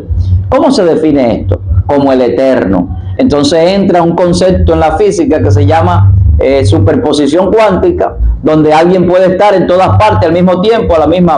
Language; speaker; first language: Spanish; native; Spanish